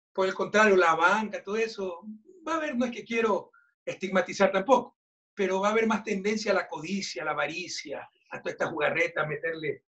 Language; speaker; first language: Spanish; native; Spanish